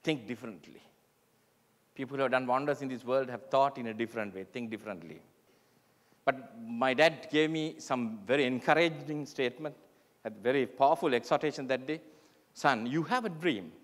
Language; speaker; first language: English; non-native, local second language; Sinhala